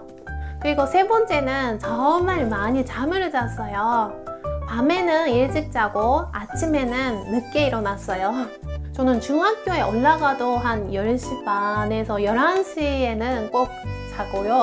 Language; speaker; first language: Korean; non-native, fluent; Japanese